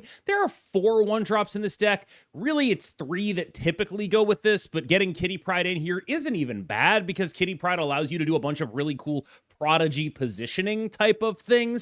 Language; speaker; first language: English; native; English